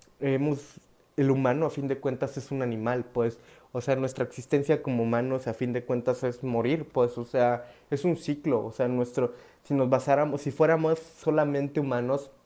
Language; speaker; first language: Spanish; native; Spanish